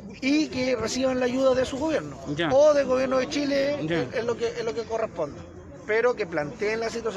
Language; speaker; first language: Spanish; native; Spanish